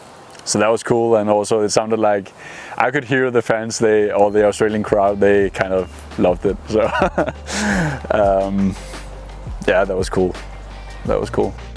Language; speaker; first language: English; non-native, fluent; Danish